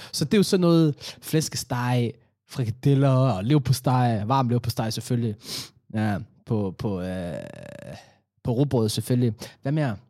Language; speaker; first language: Danish; early bilingual, other home language; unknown